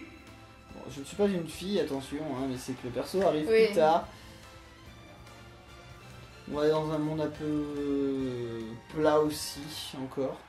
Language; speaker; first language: French; native; French